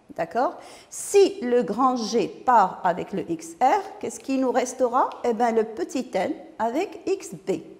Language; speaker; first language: French; non-native, local second language; Arabic